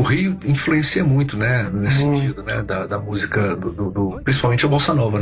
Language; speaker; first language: Portuguese; native; Portuguese